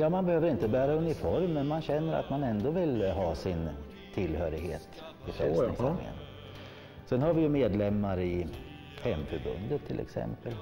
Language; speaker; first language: Swedish; native; Swedish